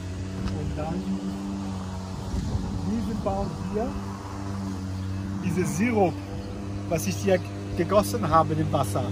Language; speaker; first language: German; non-native, fluent; Italian